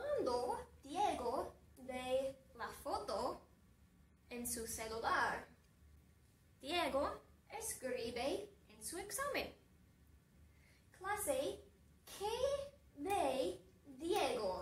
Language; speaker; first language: Spanish; non-native, fluent; English